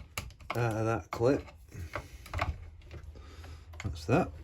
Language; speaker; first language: English; native; English